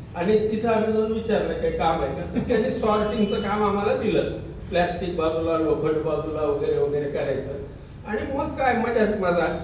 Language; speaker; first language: Marathi; non-native, local second language; Urdu